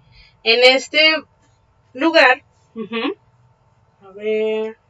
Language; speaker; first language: Spanish; native; Spanish